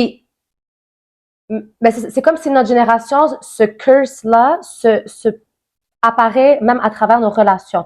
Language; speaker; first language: French; native; French